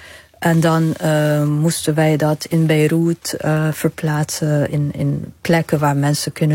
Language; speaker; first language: Dutch; non-native, fluent; Arabic